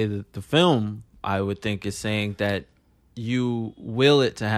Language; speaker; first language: English; native; English